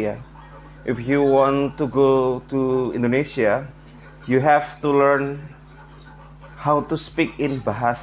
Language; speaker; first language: English; non-native, learner; Indonesian